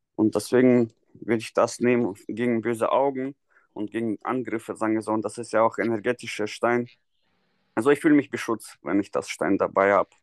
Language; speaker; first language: German; non-native, fluent; Russian